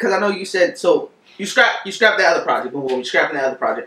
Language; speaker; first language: English; native; English